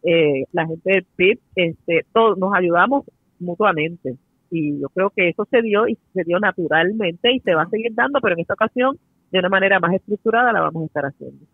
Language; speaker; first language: Spanish; native; Spanish